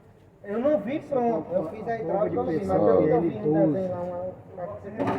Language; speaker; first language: Portuguese; native; Portuguese